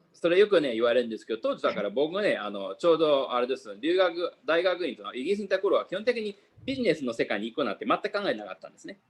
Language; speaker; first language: Japanese; native; Japanese